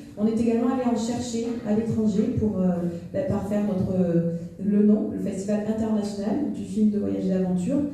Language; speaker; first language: French; native; French